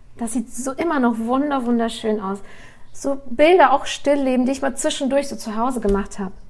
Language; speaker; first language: German; early bilingual, other home language; Russian